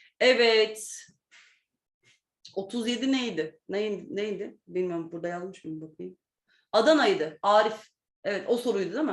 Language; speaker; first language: Turkish; native; Turkish